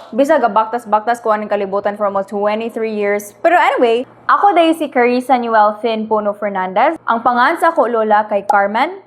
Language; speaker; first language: Cebuano; native; Cebuano